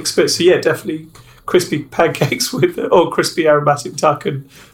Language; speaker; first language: English; native; English